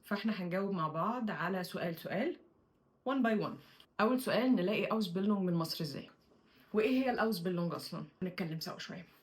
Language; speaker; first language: Arabic; native; Arabic